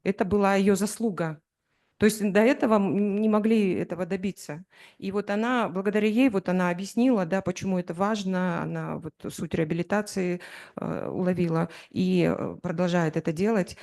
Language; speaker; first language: Russian; native; Russian